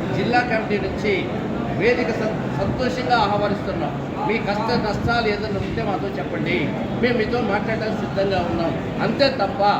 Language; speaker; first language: Telugu; native; Telugu